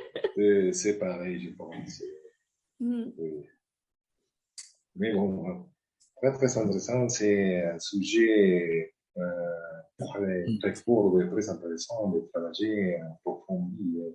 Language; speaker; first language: French; non-native, fluent; Spanish